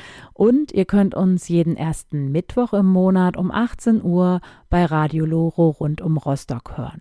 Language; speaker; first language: German; native; German